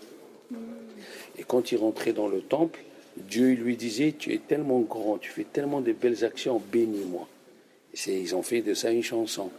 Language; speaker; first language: French; native; French